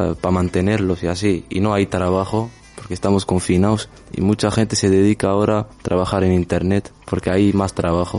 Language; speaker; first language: Spanish; non-native, learner; Arabic